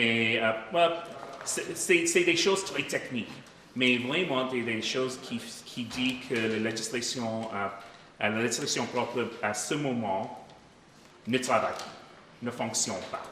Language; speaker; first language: French; non-native, local second language; English